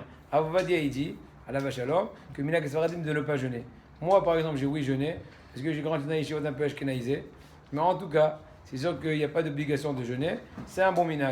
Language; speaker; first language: French; native; French